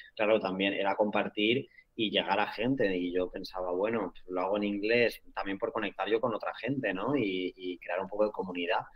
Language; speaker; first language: Spanish; native; Spanish